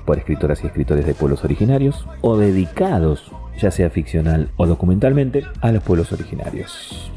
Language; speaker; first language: Spanish; native; Spanish